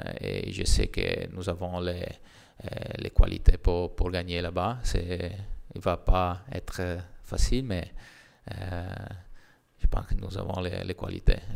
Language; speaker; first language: French; non-native, learner; Italian